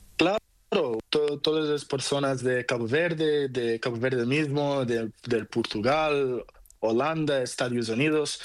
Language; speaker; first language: Spanish; non-native, learner; Portuguese